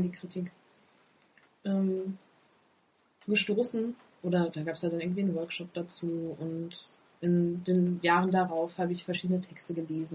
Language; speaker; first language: German; native; German